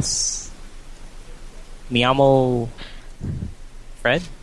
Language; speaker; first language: Spanish; non-native, learner; English